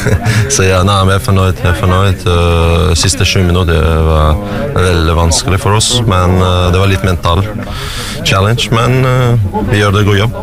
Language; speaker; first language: Norwegian; non-native, learner; Russian